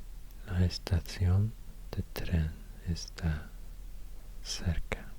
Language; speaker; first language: Spanish; non-native, learner; Swedish